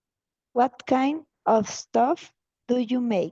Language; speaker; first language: English; non-native, learner; Spanish